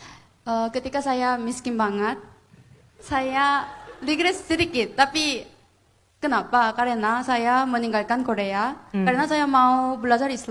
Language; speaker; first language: Indonesian; non-native, fluent; Korean